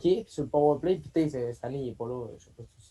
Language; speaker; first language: French; native; French